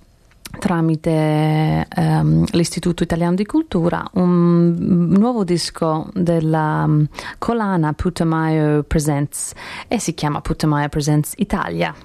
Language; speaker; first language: Italian; non-native, fluent; English